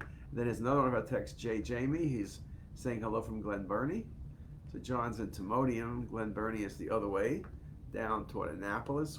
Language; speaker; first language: English; native; English